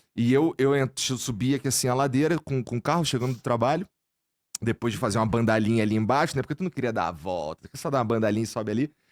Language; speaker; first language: Portuguese; native; Portuguese